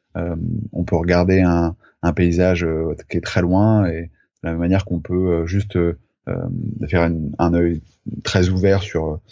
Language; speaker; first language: French; native; French